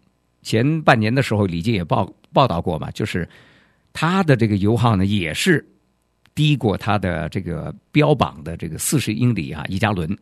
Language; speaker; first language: Chinese; native; Chinese